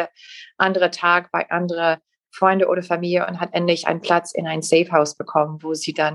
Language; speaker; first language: German; non-native, fluent; English